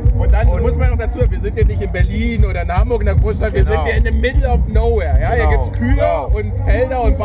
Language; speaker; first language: German; native; German